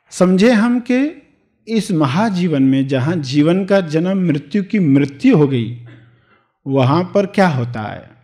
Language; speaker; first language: Hindi; native; Hindi